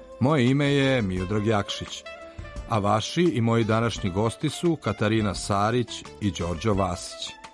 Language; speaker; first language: Serbian; native; Serbian